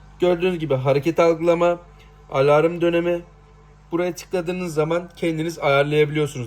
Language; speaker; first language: Turkish; native; Turkish